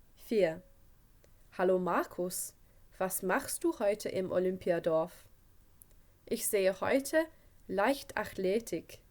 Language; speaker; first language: German; non-native, fluent; English